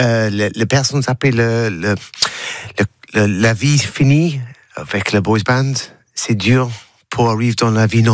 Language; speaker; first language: French; non-native, learner; English